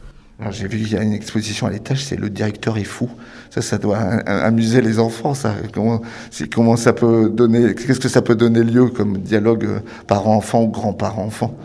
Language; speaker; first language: French; native; French